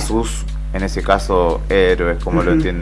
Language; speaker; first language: Spanish; native; Spanish